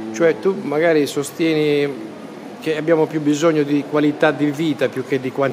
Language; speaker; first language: Italian; native; Italian